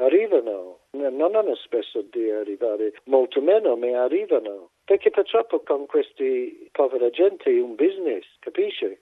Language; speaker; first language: Italian; non-native, fluent; English